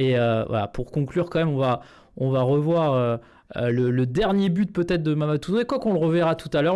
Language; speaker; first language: French; native; French